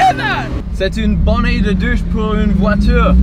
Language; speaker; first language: French; non-native, learner; English